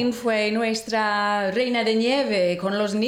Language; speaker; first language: Spanish; non-native, learner; English